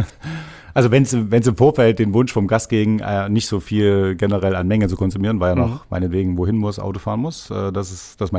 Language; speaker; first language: German; native; German